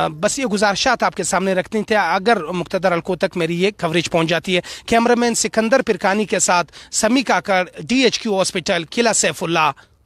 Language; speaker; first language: Urdu; non-native, local second language; Pashto